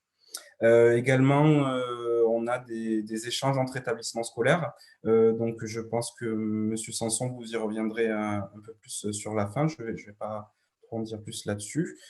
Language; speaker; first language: French; native; French